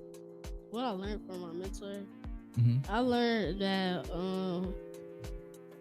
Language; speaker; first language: English; native; English